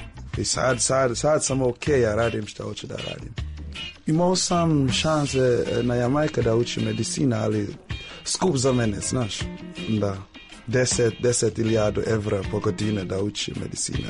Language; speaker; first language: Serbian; non-native, learner; English